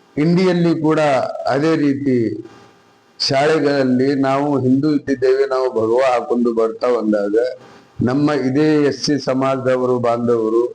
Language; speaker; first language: Kannada; non-native, local second language; Urdu